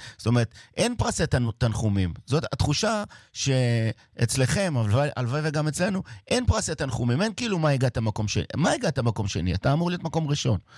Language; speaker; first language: Hebrew; native; Hebrew